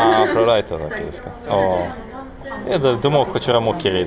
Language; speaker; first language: Japanese; non-native, learner; Russian